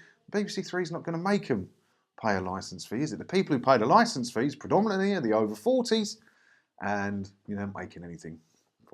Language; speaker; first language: English; native; English